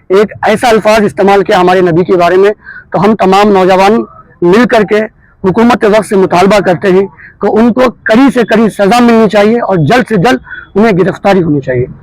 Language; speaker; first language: Urdu; native; Urdu